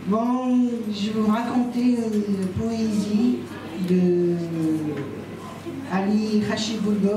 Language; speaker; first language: French; non-native, learner; Ingush